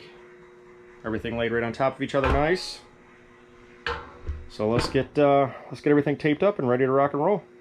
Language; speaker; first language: English; native; English